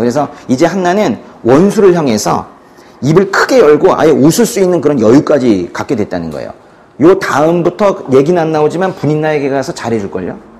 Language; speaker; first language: Korean; native; Korean